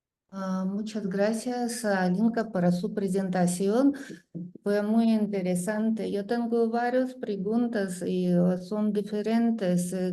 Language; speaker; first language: Spanish; non-native, learner; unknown